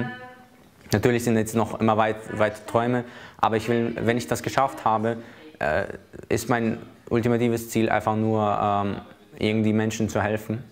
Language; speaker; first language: German; early bilingual, other home language; Chechen